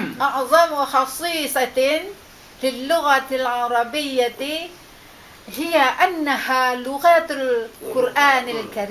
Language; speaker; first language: Arabic; non-native, learner; Indonesian